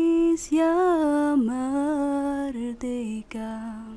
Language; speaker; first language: Indonesian; non-native, learner; Arabic